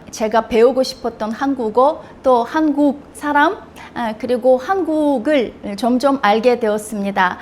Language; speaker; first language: Korean; non-native, fluent; Russian